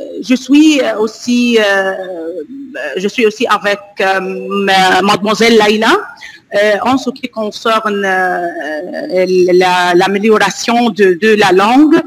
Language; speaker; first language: French; non-native, fluent; Arabic